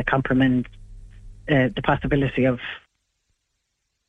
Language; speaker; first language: English; native; English